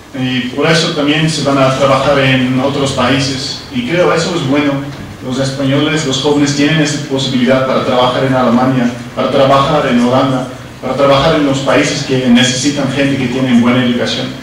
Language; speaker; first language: Spanish; non-native, learner; Dutch